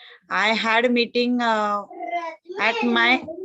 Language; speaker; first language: English; non-native, learner; Marathi